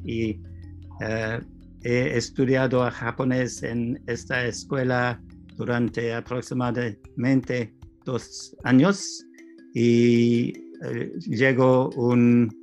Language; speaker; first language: Spanish; non-native, learner; English